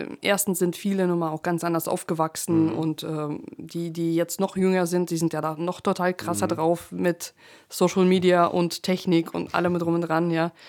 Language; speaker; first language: German; early bilingual, other home language; Russian